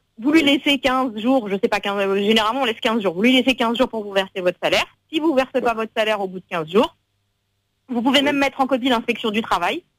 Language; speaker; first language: French; native; French